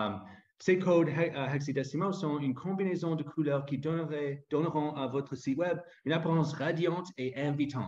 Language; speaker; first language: French; non-native, fluent; English